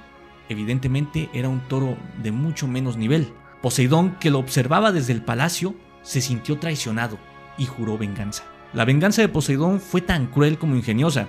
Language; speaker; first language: Spanish; native; Spanish